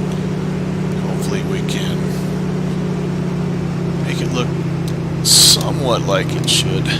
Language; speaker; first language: English; native; English